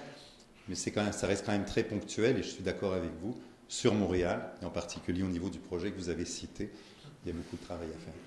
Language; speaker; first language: French; native; French